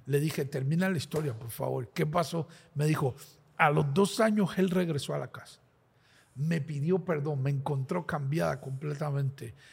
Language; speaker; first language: Spanish; native; Spanish